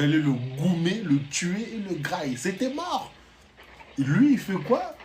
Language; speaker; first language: French; native; French